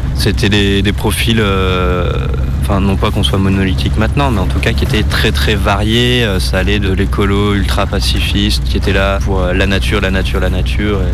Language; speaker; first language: French; native; French